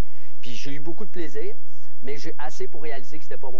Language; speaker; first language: French; native; French